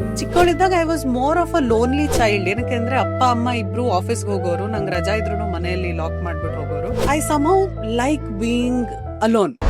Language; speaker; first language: Kannada; native; Kannada